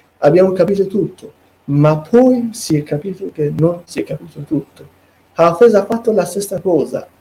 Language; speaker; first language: Italian; non-native, fluent; Persian